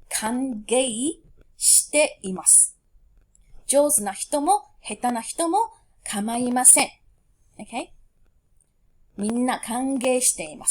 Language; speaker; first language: Japanese; non-native, fluent; English